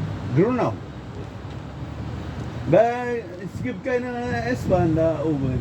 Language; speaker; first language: German; non-native, learner; Filipino